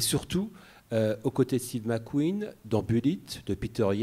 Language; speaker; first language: French; native; French